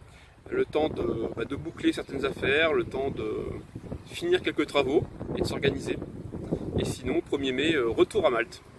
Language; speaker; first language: French; native; French